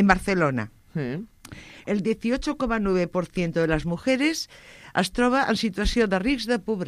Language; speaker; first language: Catalan; non-native, local second language; Spanish